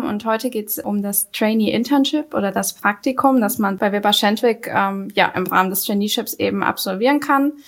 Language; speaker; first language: German; native; German